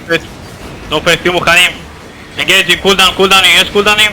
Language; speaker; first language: Hebrew; native; Hebrew